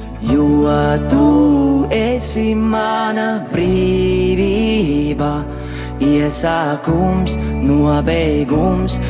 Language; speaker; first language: Latvian; native; Latvian